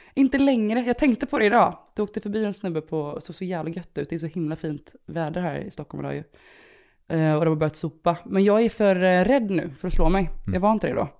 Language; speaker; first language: Swedish; early bilingual, other home language; Romanian